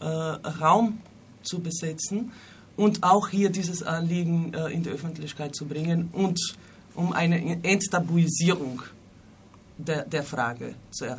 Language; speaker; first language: German; non-native, fluent; Portuguese